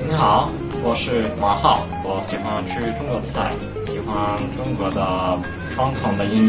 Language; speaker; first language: Chinese; non-native, learner; Finnish